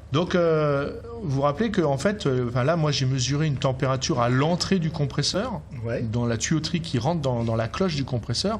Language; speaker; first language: French; native; French